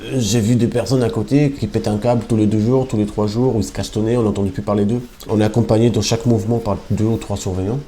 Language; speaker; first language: French; non-native, fluent; Albanian